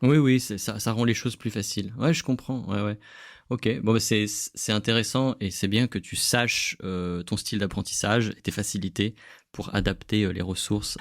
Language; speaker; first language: French; native; French